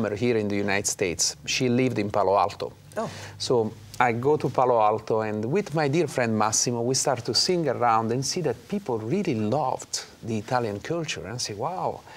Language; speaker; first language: English; non-native, fluent; Italian